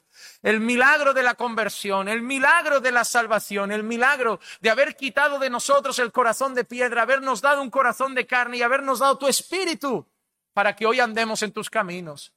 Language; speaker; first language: Spanish; native; Spanish